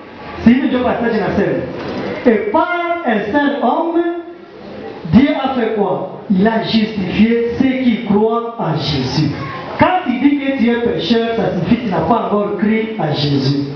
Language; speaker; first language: French; non-native, local second language; Swahili